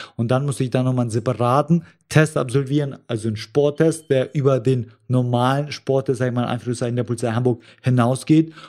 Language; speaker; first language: German; early bilingual, other home language; Russian